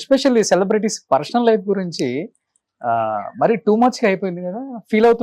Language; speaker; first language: Telugu; native; Telugu